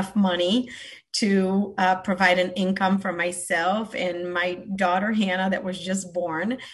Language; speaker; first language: English; early bilingual, other home language; Polish